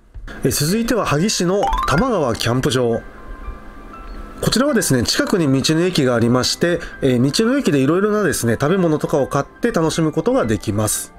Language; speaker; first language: Japanese; native; Japanese